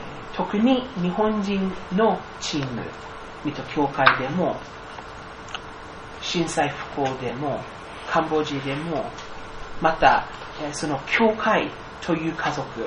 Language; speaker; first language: Japanese; non-native, fluent; English